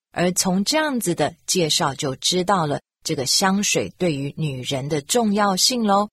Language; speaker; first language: Chinese; native; Chinese